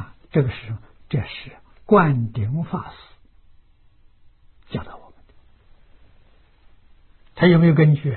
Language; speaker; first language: Chinese; native; Chinese